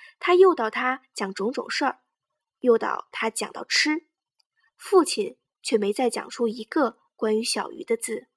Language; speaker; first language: Chinese; native; Chinese